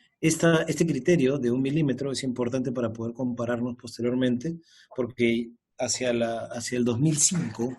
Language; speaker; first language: Spanish; native; Spanish